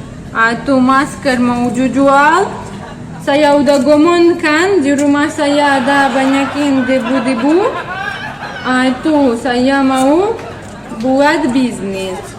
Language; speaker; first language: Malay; non-native, learner; Russian